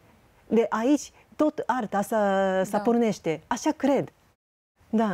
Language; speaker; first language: Romanian; non-native, fluent; Japanese